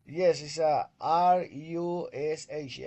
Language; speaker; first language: English; non-native, learner; Spanish